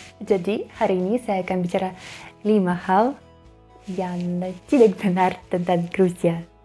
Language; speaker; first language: Indonesian; non-native, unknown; Russian